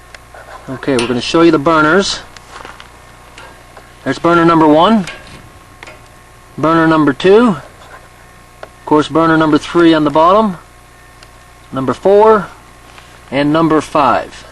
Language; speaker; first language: English; native; English